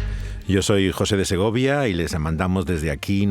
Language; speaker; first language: Spanish; native; Spanish